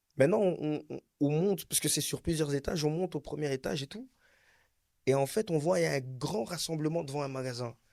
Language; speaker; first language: French; native; French